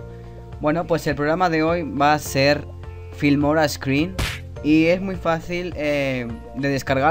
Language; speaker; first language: Spanish; native; Spanish